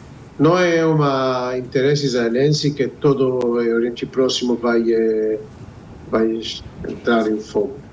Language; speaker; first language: Portuguese; non-native, fluent; Hebrew